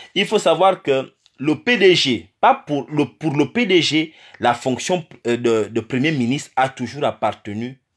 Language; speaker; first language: French; non-native, local second language; Fang